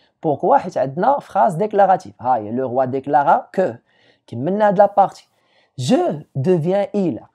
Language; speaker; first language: French; non-native, local second language; Arabic